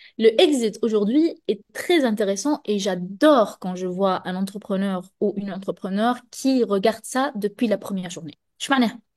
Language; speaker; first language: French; non-native, local second language; Arabic